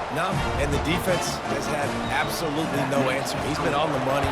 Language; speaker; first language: English; native; English